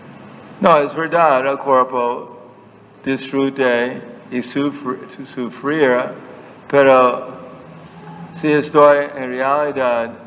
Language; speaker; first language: Spanish; non-native, fluent; English